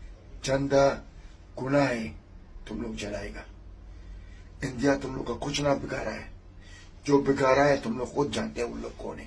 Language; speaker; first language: Hindi; non-native, fluent; Arabic